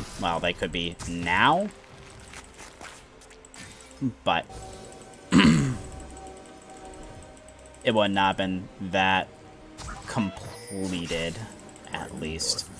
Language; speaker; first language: English; native; English